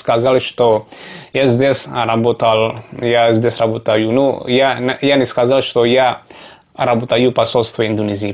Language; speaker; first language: Russian; non-native, learner; Javanese